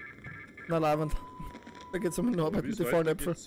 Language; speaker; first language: German; native; German